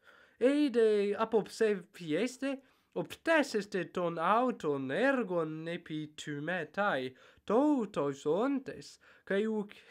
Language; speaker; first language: Greek; non-native, fluent; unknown